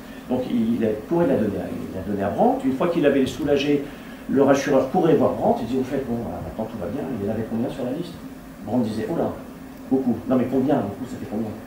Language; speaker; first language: French; native; French